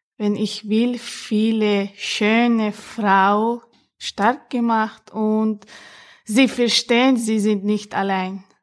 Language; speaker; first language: German; non-native, learner; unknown